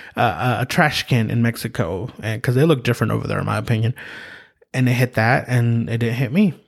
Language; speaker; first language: English; early bilingual, other home language; Spanish